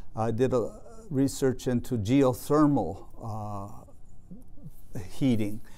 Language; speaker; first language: English; native; English